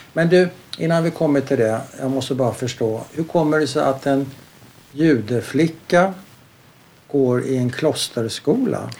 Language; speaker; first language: Swedish; native; Swedish